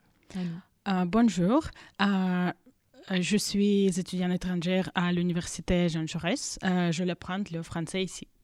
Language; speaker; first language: French; non-native, learner; Russian